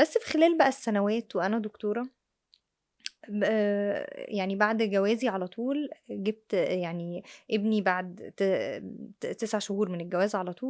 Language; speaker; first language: Arabic; native; Arabic